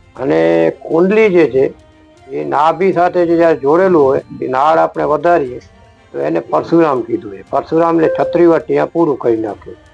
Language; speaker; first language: Gujarati; non-native, local second language; Kachhi